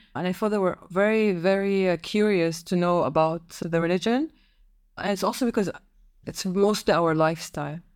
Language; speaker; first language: English; non-native, fluent; Arabic